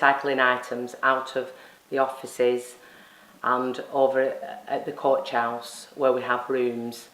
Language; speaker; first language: English; native; English